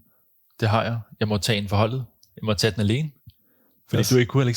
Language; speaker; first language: Danish; native; Danish